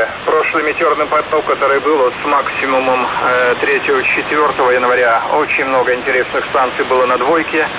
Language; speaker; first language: Russian; native; Russian